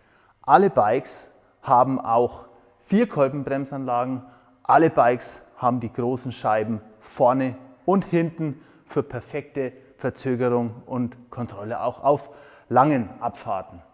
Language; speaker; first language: German; native; German